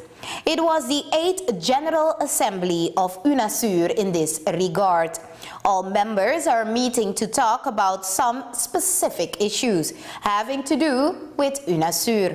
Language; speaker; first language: English; non-native, fluent; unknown